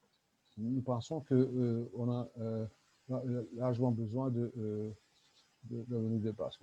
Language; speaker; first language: French; non-native, learner; Turkish